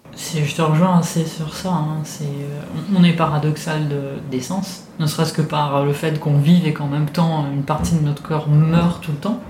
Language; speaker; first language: French; non-native, fluent; Italian